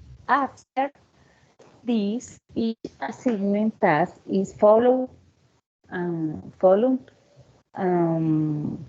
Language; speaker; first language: English; non-native, learner; Spanish